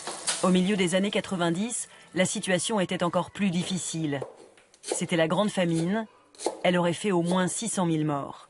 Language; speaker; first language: French; native; French